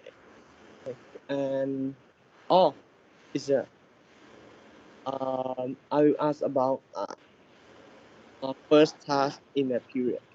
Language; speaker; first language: English; non-native, learner; Thai